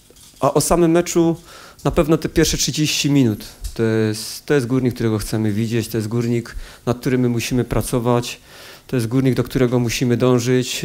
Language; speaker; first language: Polish; native; Polish